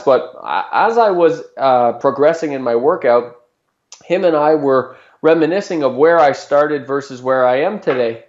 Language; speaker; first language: English; native; English